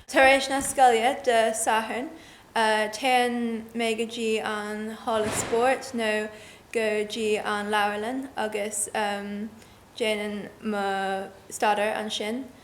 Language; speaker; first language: Irish; non-native, learner; English